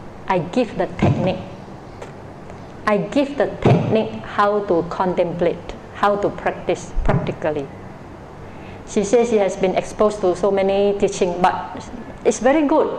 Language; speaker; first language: English; non-native, local second language; Chinese